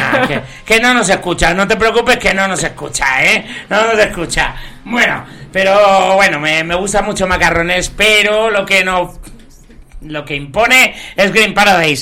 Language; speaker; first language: Spanish; native; Spanish